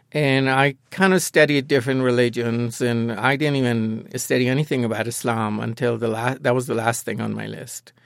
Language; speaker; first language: English; non-native, fluent; Persian